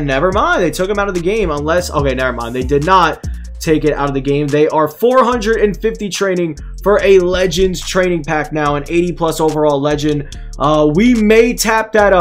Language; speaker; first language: English; native; English